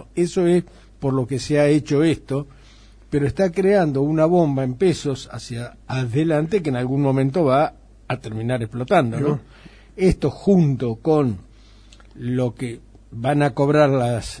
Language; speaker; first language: Spanish; native; Spanish